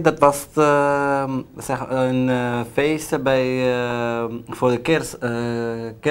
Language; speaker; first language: Dutch; non-native, learner; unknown